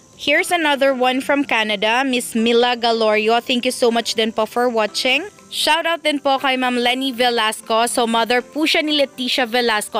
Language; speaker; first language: Filipino; non-native, local second language; Cebuano